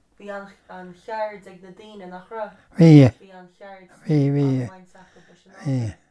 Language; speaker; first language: Irish; native; Irish